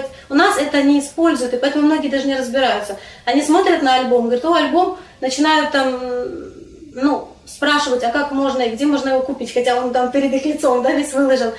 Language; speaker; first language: Russian; non-native, local second language; Crimean Tatar